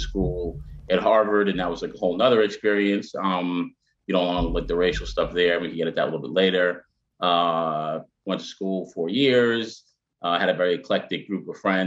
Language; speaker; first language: English; native; English